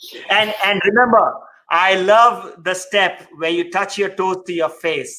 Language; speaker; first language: English; non-native, local second language; Hindi